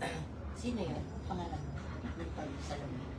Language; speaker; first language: Filipino; non-native, local second language; Cebuano